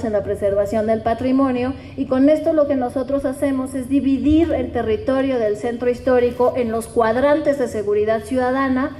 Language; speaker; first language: Spanish; native; Spanish